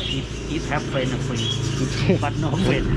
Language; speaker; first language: English; non-native, learner; Thai